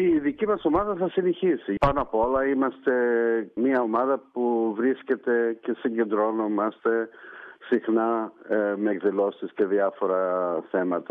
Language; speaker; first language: Greek; early bilingual, heritage; Greek